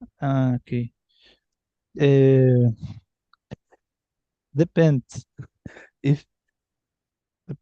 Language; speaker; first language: English; non-native, learner; Spanish